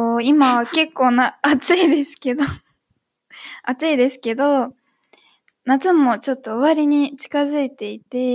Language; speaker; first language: Japanese; native; Japanese